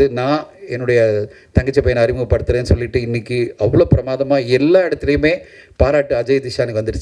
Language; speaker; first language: Tamil; native; Tamil